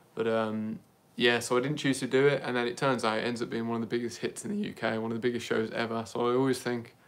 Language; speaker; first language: English; native; English